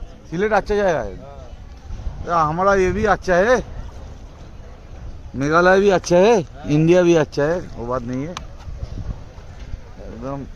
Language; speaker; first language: Hindi; non-native, local second language; Bangla